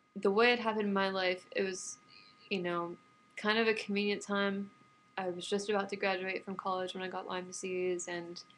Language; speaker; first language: English; native; English